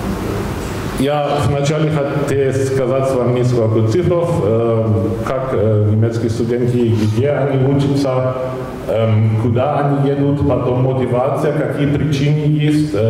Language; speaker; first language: Russian; non-native, fluent; German